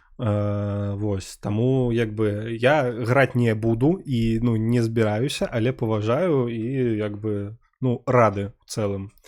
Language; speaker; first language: Belarusian; non-native, local second language; Russian